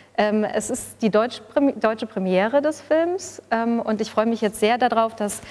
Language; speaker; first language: German; native; German